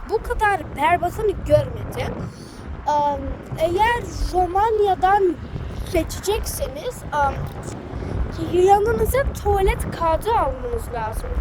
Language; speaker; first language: Turkish; early bilingual, heritage; Turkish